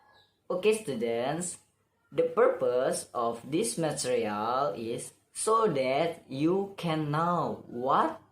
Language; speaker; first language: English; non-native, learner; Indonesian